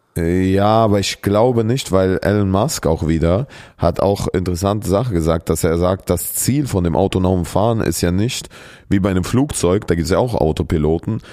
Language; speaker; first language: German; early bilingual, other home language; Russian